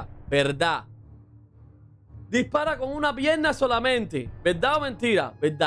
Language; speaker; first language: Spanish; native; Spanish